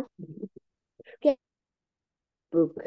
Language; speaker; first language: English; non-native, learner; Korean